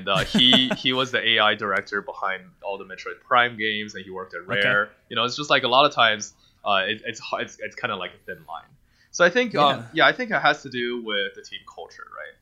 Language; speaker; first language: English; non-native, fluent; Chinese